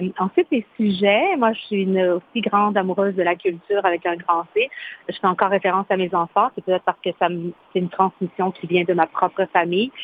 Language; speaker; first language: French; early bilingual, other home language; Spanish